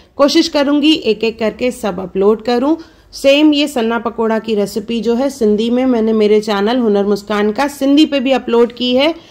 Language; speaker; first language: Hindi; non-native, local second language; Sindhi